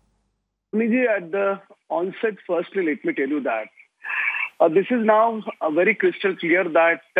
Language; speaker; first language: English; non-native, local second language; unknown